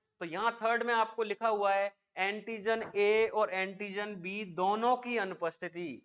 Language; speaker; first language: Hindi; native; Hindi